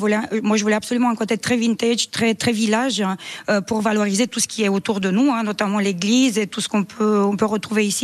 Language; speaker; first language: French; non-native, fluent; Romanian